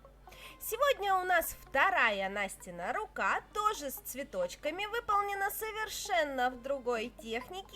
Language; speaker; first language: Russian; native; Russian